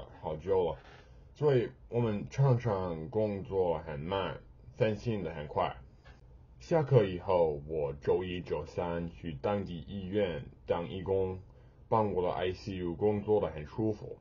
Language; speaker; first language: Chinese; non-native, learner; English